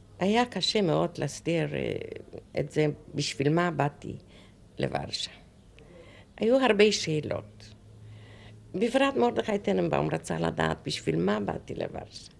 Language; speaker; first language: Hebrew; non-native, fluent; Polish